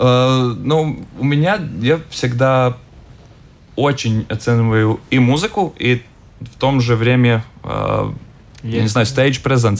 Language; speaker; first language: Russian; non-native, local second language; Latvian